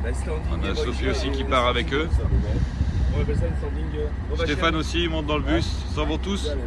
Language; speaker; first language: French; native; French